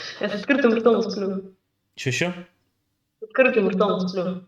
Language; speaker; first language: Ukrainian; non-native, learner; Russian